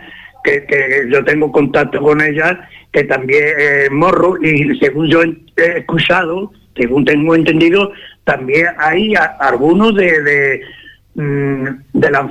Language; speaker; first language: Spanish; native; Spanish